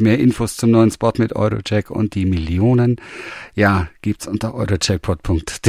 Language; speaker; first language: German; native; German